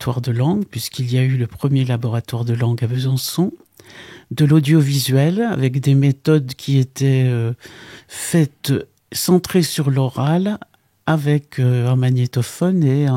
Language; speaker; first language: French; native; French